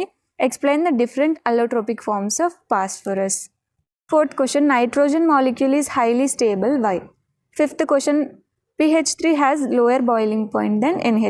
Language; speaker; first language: English; non-native, local second language; Telugu